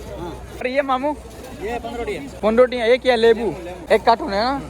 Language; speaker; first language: Hindi; non-native, learner; Bangla